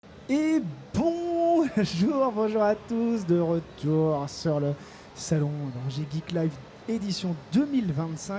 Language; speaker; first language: French; native; French